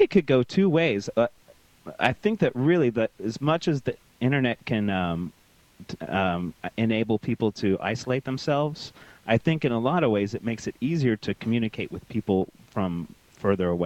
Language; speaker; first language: English; native; English